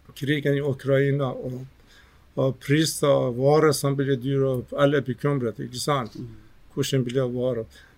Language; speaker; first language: Norwegian; non-native, fluent; Persian